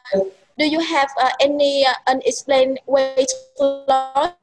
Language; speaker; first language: English; non-native, learner; Vietnamese